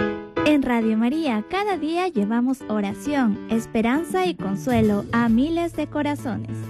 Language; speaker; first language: Spanish; native; Spanish